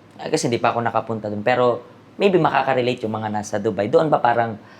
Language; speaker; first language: Filipino; native; Filipino